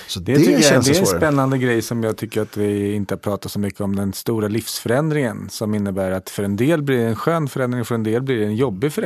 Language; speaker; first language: Swedish; native; Swedish